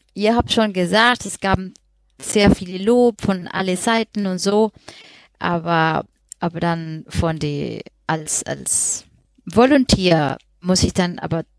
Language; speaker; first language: German; non-native, fluent; Spanish